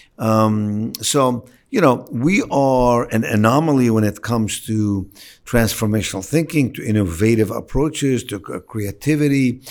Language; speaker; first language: English; non-native, fluent; Arabic